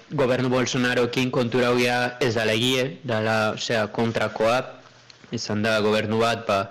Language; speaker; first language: Basque; early bilingual, other home language; Portuguese